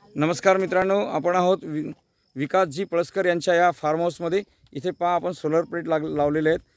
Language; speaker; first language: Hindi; non-native, local second language; Marathi